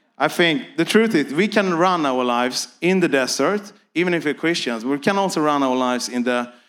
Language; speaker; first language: English; non-native, fluent; Swedish